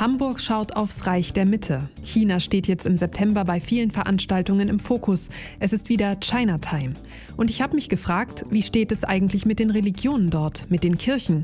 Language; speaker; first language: German; native; German